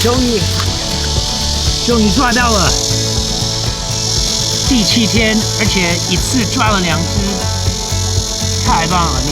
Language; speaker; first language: Chinese; non-native, fluent; English